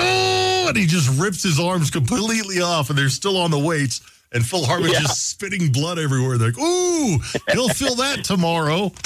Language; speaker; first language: English; native; English